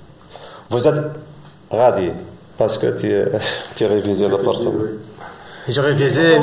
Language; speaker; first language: French; non-native, learner; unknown